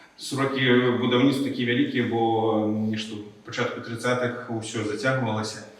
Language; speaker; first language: Belarusian; non-native, local second language; Russian